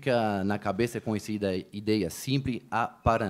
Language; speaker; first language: Portuguese; native; Portuguese